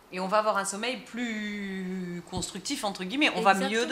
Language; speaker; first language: French; native; French